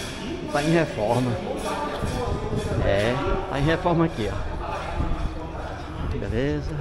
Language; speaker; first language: Portuguese; native; Portuguese